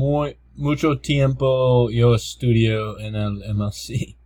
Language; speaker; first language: Spanish; non-native, learner; English